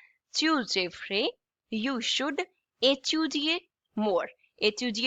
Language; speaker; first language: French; non-native, fluent; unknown